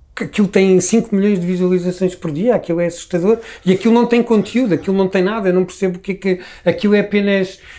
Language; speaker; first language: Portuguese; native; Portuguese